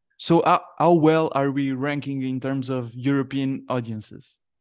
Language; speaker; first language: English; non-native, learner; Portuguese